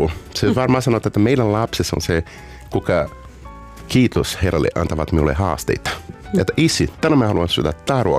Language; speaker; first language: Finnish; non-native, learner; Portuguese